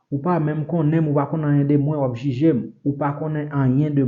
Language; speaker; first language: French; non-native, learner; Haitian Creole